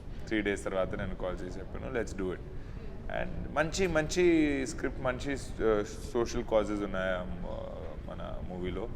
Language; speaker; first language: Telugu; non-native, learner; Hindi